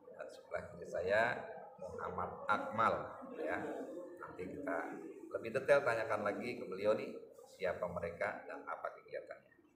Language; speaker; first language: Indonesian; native; Indonesian